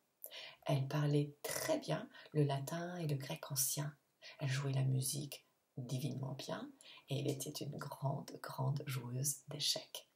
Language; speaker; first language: French; non-native, fluent; Italian